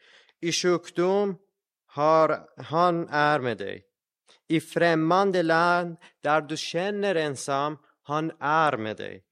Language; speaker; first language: Swedish; non-native, fluent; Persian